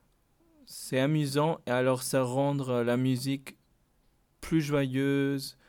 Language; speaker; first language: French; non-native, fluent; Spanish